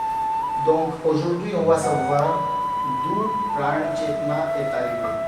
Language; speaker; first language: French; non-native, learner; Hindi